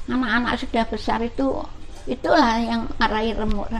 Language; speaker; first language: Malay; non-native, local second language; Javanese